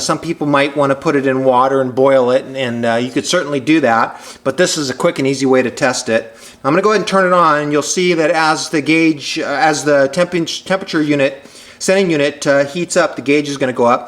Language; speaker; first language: English; native; English